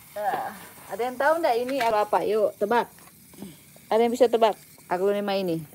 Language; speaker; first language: Indonesian; native; Indonesian